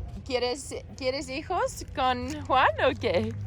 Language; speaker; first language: Spanish; non-native, learner; English